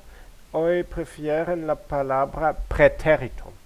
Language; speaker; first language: Spanish; non-native, learner; German